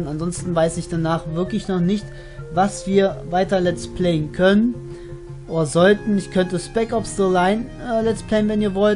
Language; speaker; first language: German; native; German